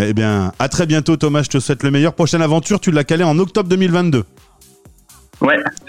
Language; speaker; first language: French; native; French